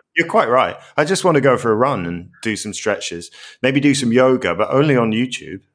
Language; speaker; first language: English; native; English